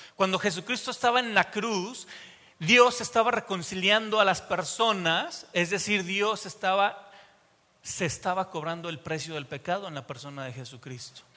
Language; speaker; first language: Spanish; native; Spanish